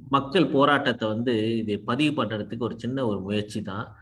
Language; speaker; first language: Tamil; early bilingual, heritage; Tamil